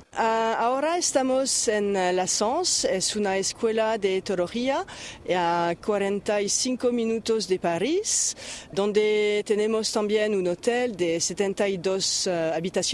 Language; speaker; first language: Spanish; non-native, fluent; French